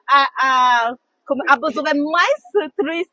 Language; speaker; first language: Portuguese; non-native, fluent; Chinese